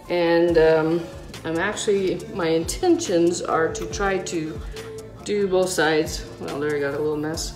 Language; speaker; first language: English; native; English